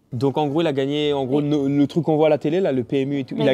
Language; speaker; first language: French; native; French